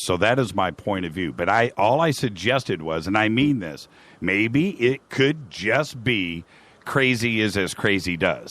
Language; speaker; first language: English; native; English